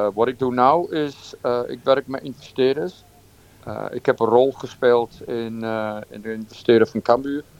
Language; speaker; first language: Dutch; non-native, fluent; English